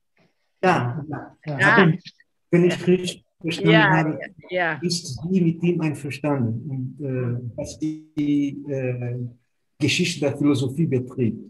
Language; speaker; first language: German; non-native, fluent; Portuguese